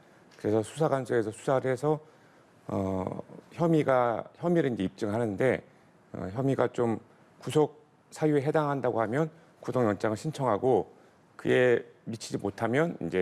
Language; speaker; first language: Korean; native; Korean